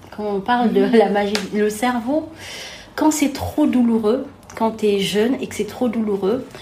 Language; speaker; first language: French; non-native, local second language; Wolof